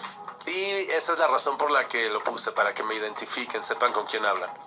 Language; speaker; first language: Spanish; native; Spanish